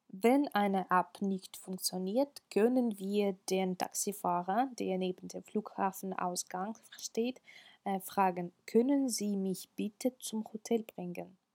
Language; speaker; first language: German; non-native, fluent; Russian